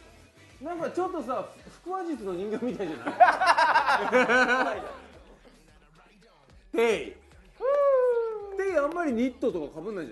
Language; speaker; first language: Japanese; native; Japanese